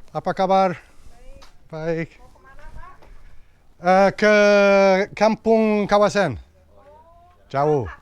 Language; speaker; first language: Indonesian; non-native, learner; English